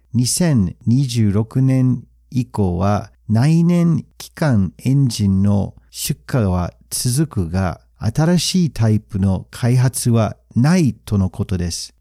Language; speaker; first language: Japanese; non-native, fluent; English